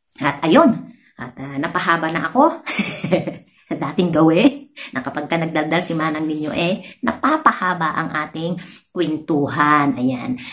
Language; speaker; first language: Filipino; non-native, local second language; Iloko